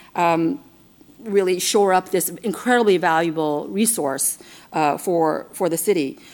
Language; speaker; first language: English; non-native, fluent; Chinese